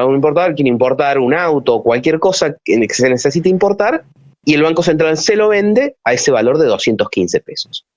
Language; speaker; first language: Spanish; native; Spanish